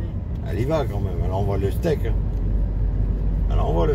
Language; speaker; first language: French; native; French